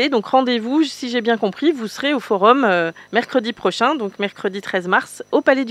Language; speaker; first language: French; native; French